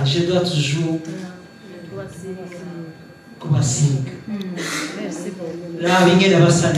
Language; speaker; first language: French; non-native, local second language; Rundi